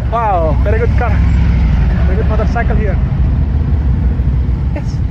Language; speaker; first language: English; non-native, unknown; Indonesian